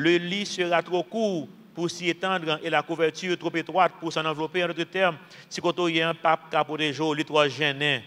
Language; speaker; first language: French; non-native, local second language; Haitian Creole